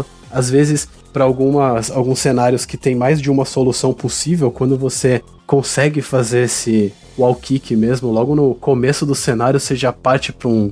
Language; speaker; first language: Portuguese; native; Portuguese